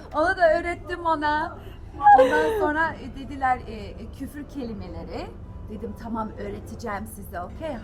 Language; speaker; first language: Turkish; early bilingual, heritage; Turkish